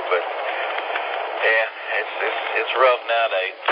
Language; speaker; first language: English; native; English